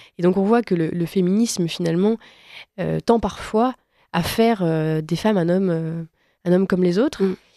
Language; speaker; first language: French; native; French